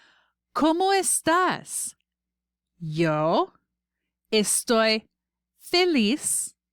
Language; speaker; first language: Spanish; non-native, fluent; English